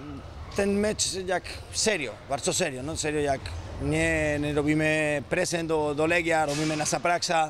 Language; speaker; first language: Polish; non-native, learner; Spanish